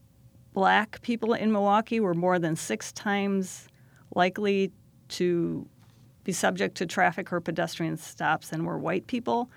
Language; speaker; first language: English; native; English